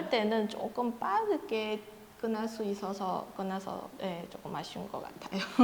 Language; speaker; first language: Korean; non-native, fluent; Chinese